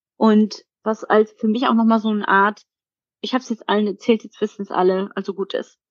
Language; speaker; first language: German; early bilingual, other home language; Polish